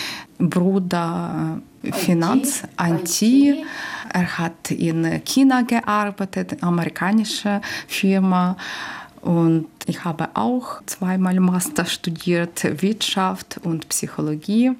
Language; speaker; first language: German; non-native, learner; Ukrainian